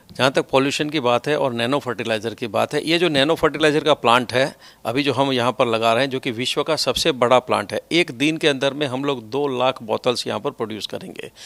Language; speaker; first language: Hindi; non-native, local second language; Gujarati